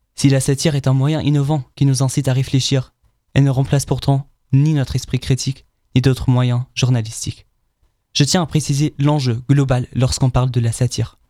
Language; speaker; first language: French; non-native, fluent; German